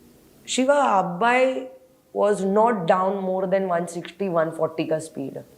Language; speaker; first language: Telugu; non-native, learner; Hindi